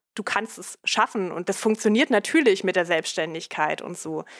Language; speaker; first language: German; native; German